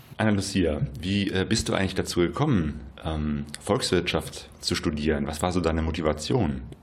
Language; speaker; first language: German; native; German